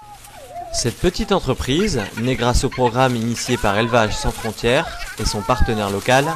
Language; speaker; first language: French; native; French